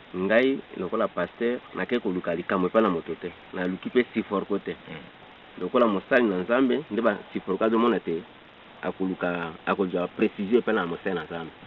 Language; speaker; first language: Lingala; native; Lingala